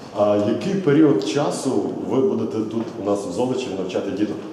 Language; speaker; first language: Ukrainian; native; Ukrainian